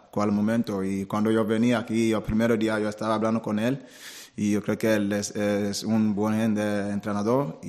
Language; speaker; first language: Spanish; non-native, learner; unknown